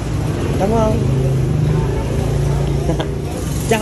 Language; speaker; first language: Vietnamese; non-native, learner; Japanese